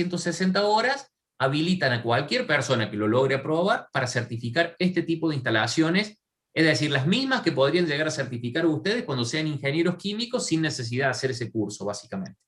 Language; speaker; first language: Spanish; native; Spanish